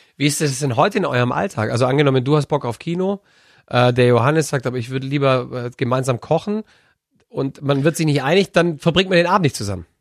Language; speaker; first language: German; native; German